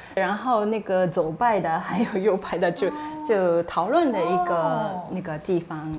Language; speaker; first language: Chinese; non-native, fluent; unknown